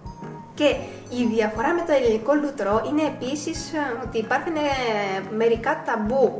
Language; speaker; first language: Greek; non-native, fluent; Japanese